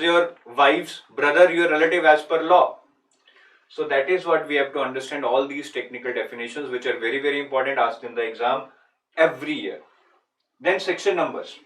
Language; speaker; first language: English; non-native, local second language; Hindi